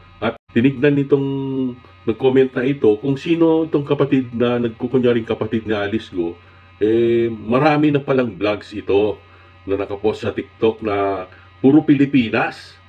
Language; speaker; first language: Filipino; non-native, local second language; Iloko